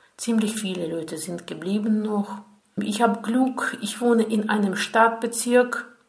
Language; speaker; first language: German; non-native, fluent; Russian